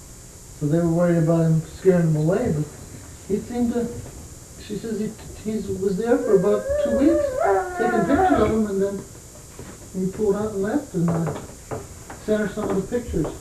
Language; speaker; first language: English; native; English